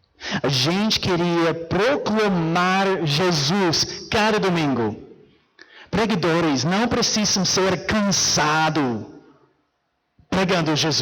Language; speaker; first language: Portuguese; non-native, fluent; English